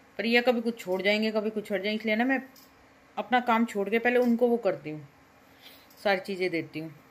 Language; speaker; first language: Hindi; native; Hindi